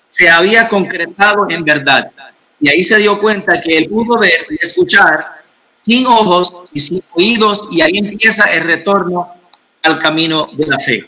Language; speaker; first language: Spanish; non-native, fluent; Arabic